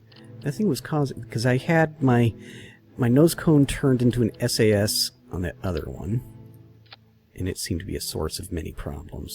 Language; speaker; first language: English; native; English